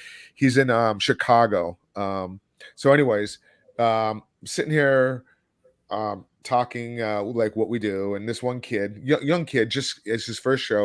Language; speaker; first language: English; native; English